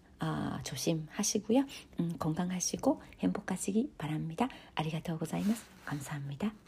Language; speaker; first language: Korean; non-native, fluent; Japanese